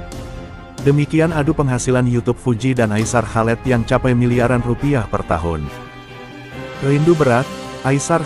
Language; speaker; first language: Indonesian; native; Indonesian